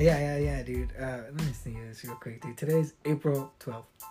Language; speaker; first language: English; early bilingual, other home language; Spanish